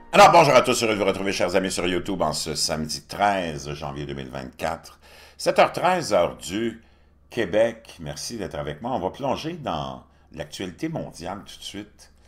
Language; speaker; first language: French; native; French